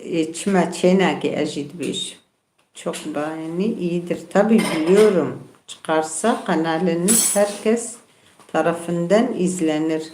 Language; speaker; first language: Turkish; non-native, local second language; Kurdish